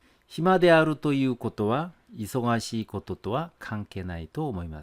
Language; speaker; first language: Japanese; non-native, fluent; Korean